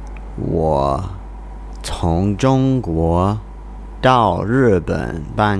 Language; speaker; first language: Chinese; non-native, learner; English